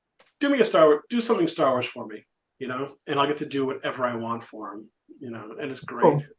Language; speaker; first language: English; native; English